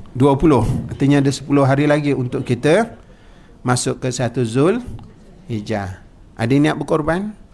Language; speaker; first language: Malay; native; Malay